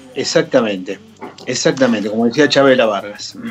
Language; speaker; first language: Spanish; native; Spanish